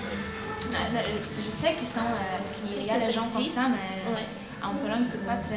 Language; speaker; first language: French; non-native, learner; Polish